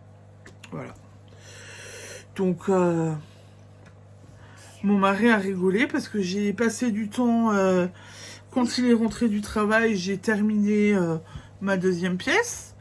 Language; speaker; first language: French; native; French